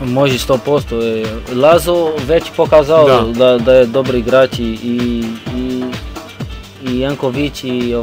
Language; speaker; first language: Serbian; non-native, learner; Portuguese